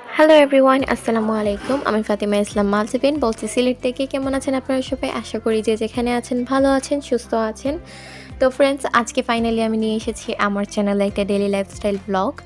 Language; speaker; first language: Bangla; non-native, local second language; Sylheti